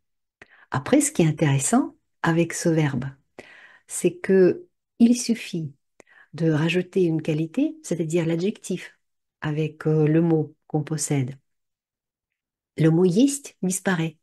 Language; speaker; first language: French; non-native, fluent; Russian